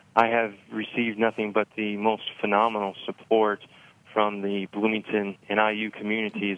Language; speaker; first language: English; native; English